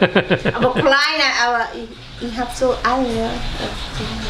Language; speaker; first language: German; non-native, learner; Thai